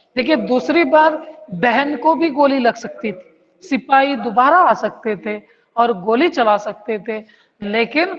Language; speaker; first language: Hindi; non-native, local second language; Kannada